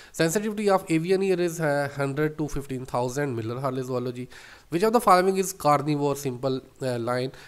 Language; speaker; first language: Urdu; non-native, local second language; Punjabi